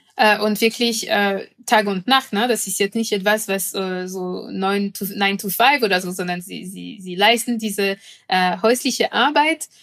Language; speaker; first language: German; non-native, fluent; French